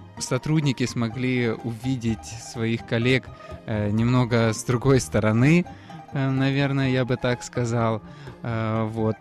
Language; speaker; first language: Russian; native; Russian